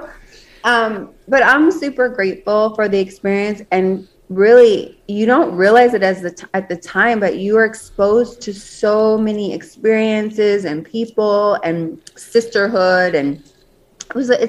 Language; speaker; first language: English; native; English